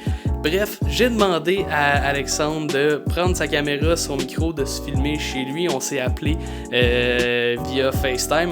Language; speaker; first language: French; native; French